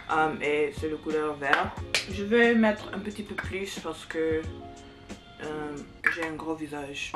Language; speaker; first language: French; non-native, learner; English